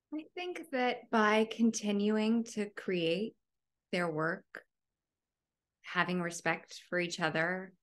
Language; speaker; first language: English; native; English